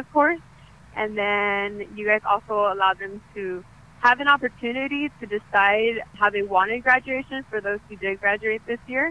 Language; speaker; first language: English; native; English